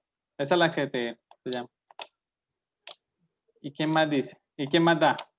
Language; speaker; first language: Spanish; native; Spanish